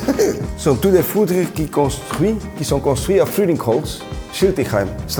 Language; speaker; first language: French; non-native, local second language; Dutch